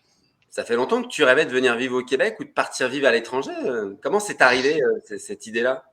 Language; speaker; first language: French; native; French